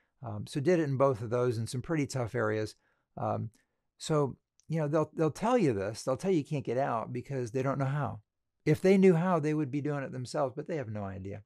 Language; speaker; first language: English; native; English